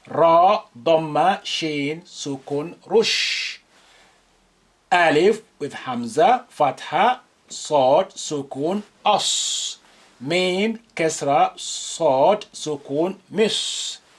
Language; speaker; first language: Arabic; non-native, fluent; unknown